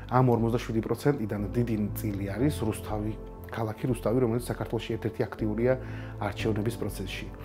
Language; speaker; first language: Georgian; non-native, local second language; Azerbaijani